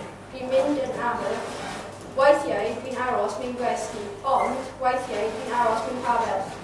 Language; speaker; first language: Welsh; non-native, local second language; English